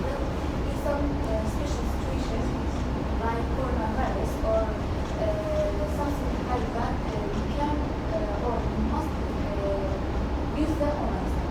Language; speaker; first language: English; non-native, learner; Kurdish